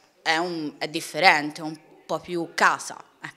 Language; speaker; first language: Italian; native; Italian